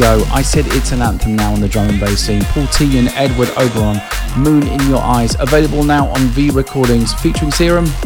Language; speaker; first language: English; native; English